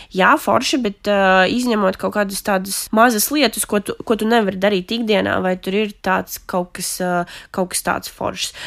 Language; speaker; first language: Latvian; native; Latvian